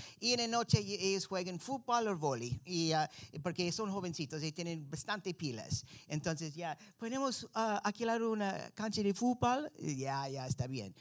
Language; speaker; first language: Spanish; non-native, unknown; English